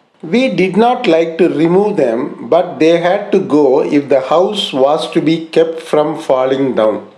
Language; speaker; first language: English; non-native, local second language; Tamil